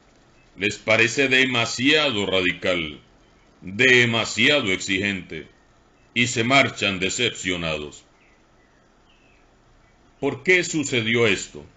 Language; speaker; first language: Spanish; native; Spanish